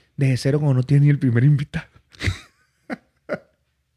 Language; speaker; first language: Spanish; native; Spanish